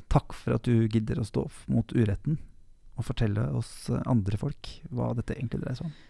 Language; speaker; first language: Norwegian; native; Norwegian